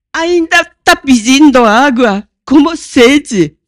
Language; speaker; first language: Portuguese; non-native, learner; Japanese